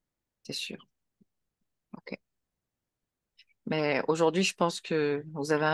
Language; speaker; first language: French; native; French